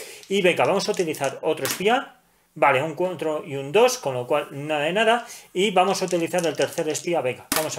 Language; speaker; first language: Spanish; native; Spanish